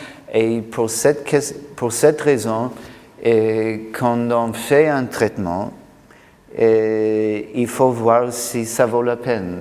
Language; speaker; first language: French; non-native, fluent; English